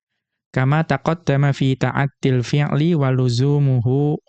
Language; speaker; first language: Arabic; non-native, fluent; Indonesian